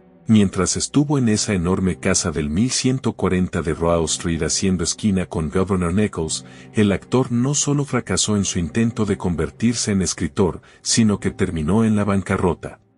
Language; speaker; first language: Spanish; native; Spanish